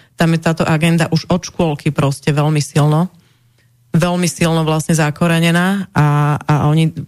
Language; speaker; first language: Slovak; native; Slovak